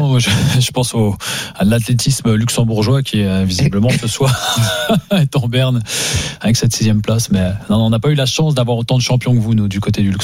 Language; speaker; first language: French; native; French